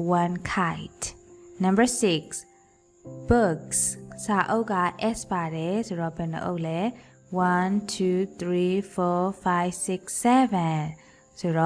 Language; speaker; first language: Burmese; non-native, local second language; Karen languages